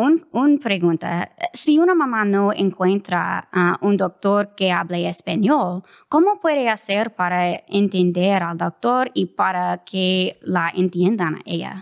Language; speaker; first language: Spanish; non-native, fluent; English